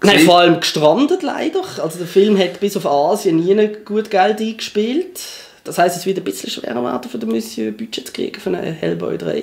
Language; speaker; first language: German; native; German